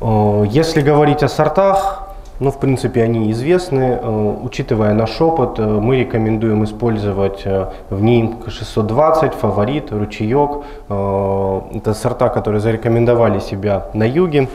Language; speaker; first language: Russian; native; Russian